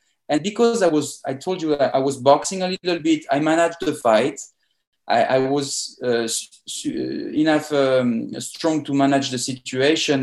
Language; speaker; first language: English; non-native, fluent; French